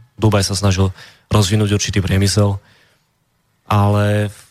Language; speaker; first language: Slovak; native; Slovak